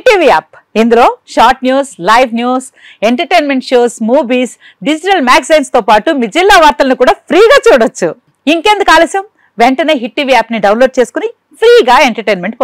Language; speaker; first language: Telugu; native; Telugu